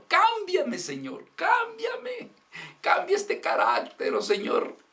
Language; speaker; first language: Spanish; native; Spanish